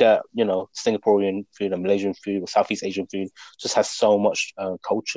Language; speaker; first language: English; native; English